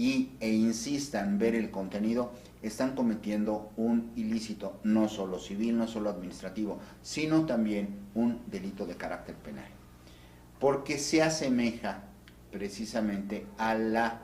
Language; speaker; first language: Spanish; native; Spanish